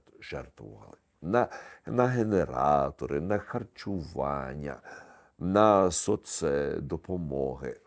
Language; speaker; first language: Ukrainian; early bilingual, heritage; Ukrainian